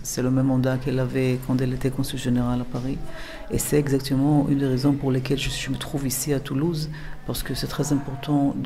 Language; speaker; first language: French; non-native, fluent; Hebrew